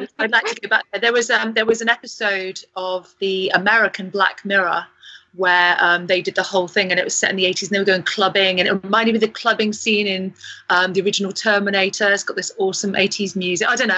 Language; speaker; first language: English; native; English